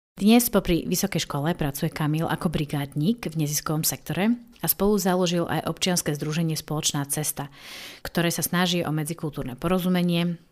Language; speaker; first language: Slovak; native; Slovak